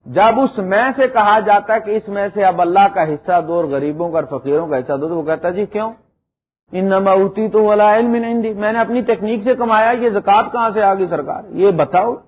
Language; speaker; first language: Urdu; non-native, local second language; Punjabi